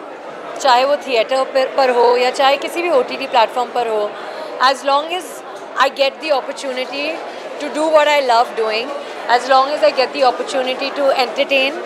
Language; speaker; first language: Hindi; native; Hindi